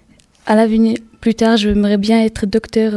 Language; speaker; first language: French; native; French